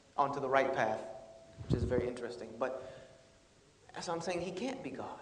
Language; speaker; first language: English; native; English